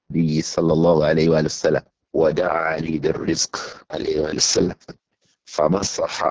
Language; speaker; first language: Arabic; non-native, fluent; Yoruba